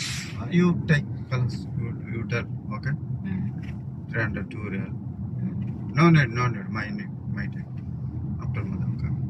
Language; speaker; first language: English; non-native, learner; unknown